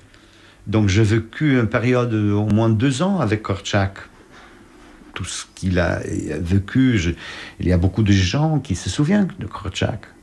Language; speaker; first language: French; non-native, fluent; Polish